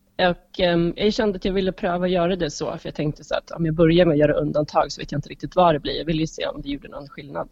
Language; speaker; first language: Swedish; native; Swedish